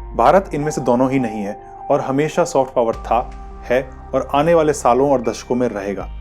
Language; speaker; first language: Hindi; native; Hindi